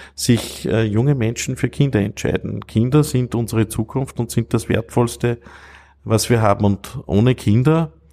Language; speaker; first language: German; native; German